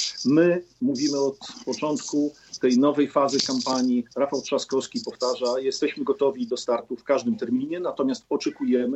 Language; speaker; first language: Polish; native; Polish